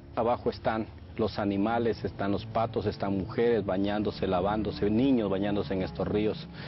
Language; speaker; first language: Spanish; native; Spanish